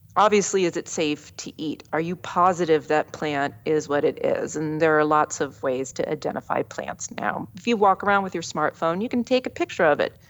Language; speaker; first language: English; native; English